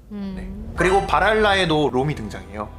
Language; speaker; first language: Korean; native; Korean